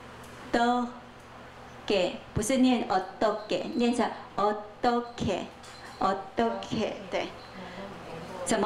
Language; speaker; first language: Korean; non-native, fluent; Chinese